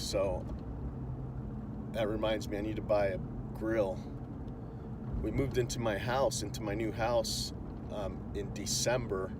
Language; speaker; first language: English; native; English